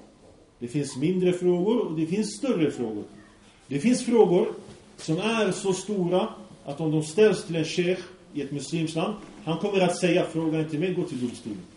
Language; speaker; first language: Swedish; early bilingual, other home language; Arabic